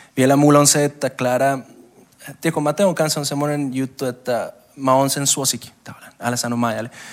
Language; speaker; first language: Finnish; non-native, fluent; Spanish